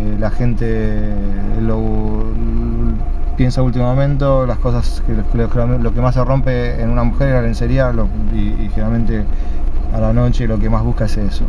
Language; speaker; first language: Spanish; native; Spanish